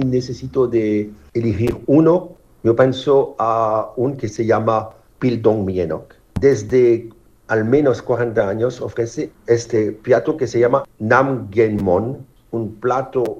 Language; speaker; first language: Spanish; non-native, fluent; French